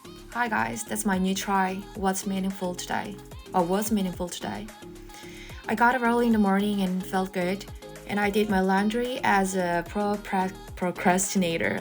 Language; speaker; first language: English; non-native, fluent; Korean